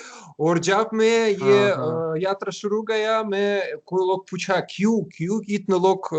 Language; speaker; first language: Hindi; non-native, learner; Russian